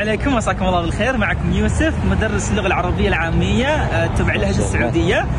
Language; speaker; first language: Arabic; non-native, fluent; Filipino